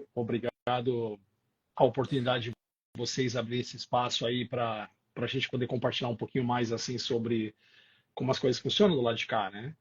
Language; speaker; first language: Portuguese; native; Portuguese